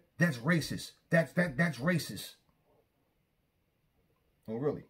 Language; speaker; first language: English; native; English